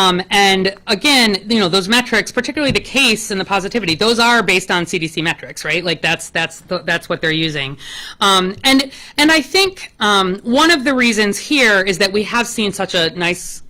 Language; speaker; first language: English; native; English